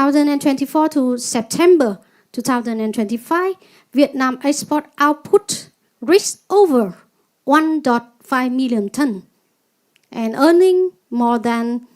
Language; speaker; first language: English; non-native, learner; Vietnamese